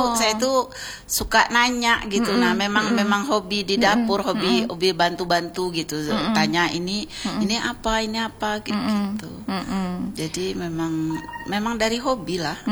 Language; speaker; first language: Indonesian; non-native, local second language; Minangkabau